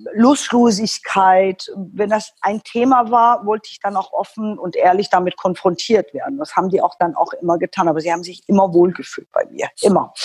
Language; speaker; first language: German; non-native, fluent; Persian